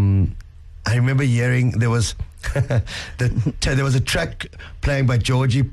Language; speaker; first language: English; native; English